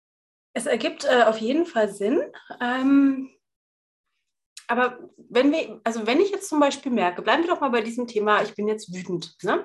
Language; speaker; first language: German; native; German